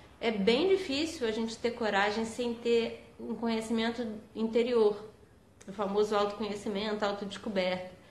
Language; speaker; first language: Portuguese; native; Portuguese